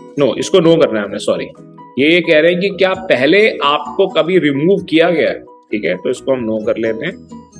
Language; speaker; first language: Hindi; native; Hindi